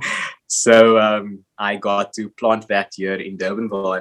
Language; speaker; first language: English; native; English